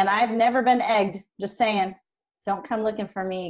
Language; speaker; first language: English; native; English